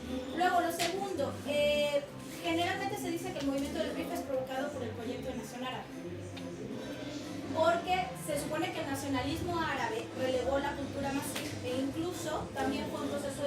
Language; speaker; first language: Spanish; native; Spanish